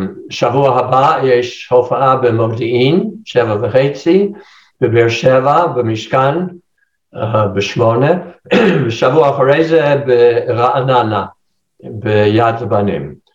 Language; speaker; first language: Hebrew; non-native, fluent; English